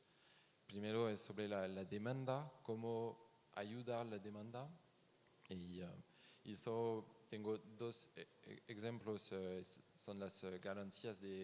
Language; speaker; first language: Spanish; non-native, fluent; French